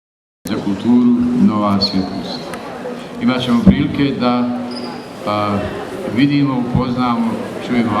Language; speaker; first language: Bosnian; native; Bosnian